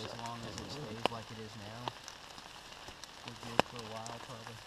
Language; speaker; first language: English; native; English